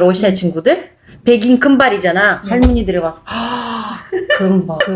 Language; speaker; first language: Korean; non-native, fluent; Uzbek